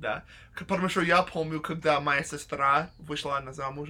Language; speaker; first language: Russian; non-native, learner; English